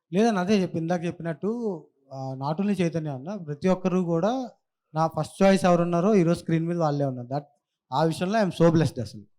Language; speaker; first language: Telugu; native; Telugu